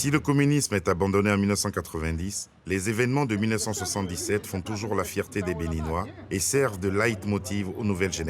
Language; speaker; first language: French; native; French